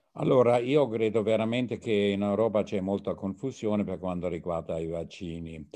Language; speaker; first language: Italian; non-native, fluent; German